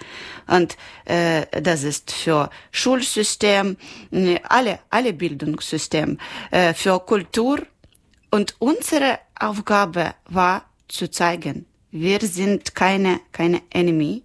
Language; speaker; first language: German; non-native, learner; Ukrainian